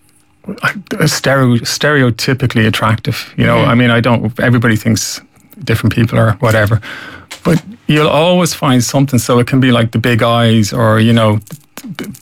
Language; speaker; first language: English; native; English